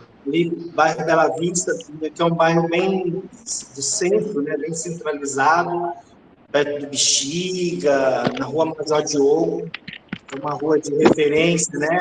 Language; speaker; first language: Portuguese; native; Portuguese